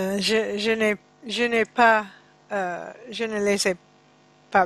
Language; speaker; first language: French; non-native, learner; English